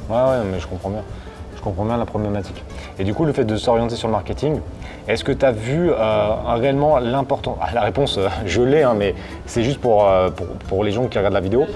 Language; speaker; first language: French; native; French